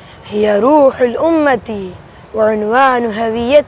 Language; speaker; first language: Arabic; non-native, learner; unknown